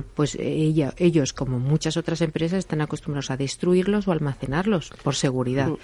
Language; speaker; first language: Spanish; native; Spanish